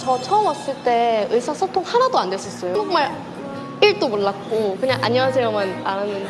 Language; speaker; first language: Korean; non-native, fluent; Thai